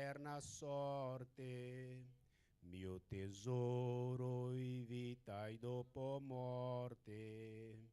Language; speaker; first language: Italian; non-native, learner; Portuguese